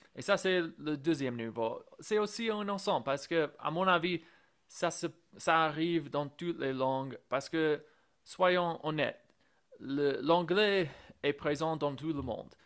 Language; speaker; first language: French; non-native, fluent; English